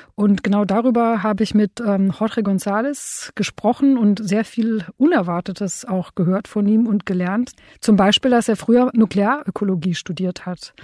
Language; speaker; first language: German; early bilingual, other home language; Romanian